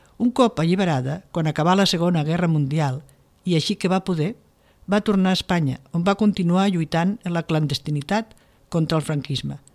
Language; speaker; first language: Catalan; native; Catalan